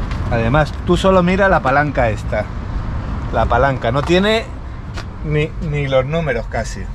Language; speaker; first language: Spanish; native; Spanish